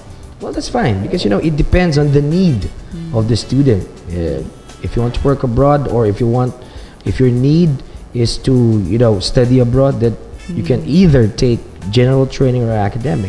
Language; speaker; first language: English; non-native, local second language; Filipino